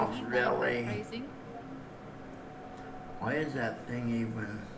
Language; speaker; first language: English; native; English